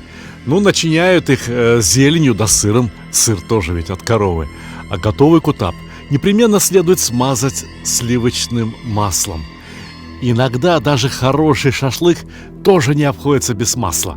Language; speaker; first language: Russian; native; Russian